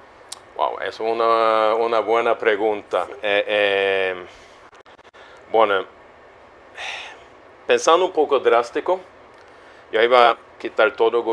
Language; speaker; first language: Spanish; non-native, fluent; Swedish